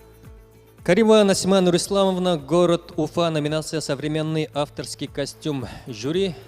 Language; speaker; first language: Russian; non-native, local second language; Bashkir